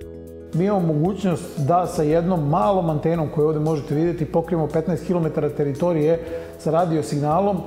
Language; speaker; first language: Serbian; native; Serbian